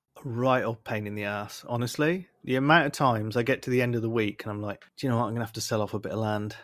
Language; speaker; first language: English; native; English